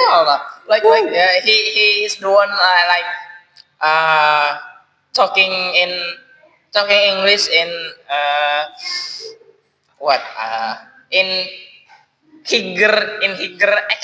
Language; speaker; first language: English; non-native, learner; Indonesian